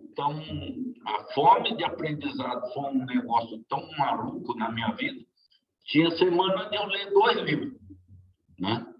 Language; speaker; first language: Portuguese; native; Portuguese